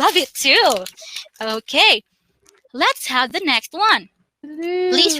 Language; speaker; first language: English; non-native, local second language; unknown